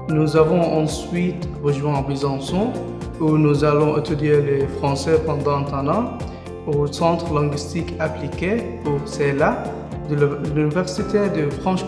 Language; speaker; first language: French; non-native, learner; Arabic